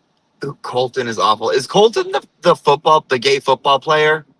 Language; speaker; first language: English; native; English